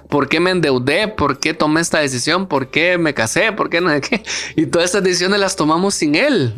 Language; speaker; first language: Spanish; native; Spanish